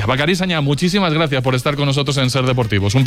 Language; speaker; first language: Spanish; native; Spanish